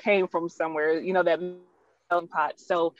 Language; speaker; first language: English; native; English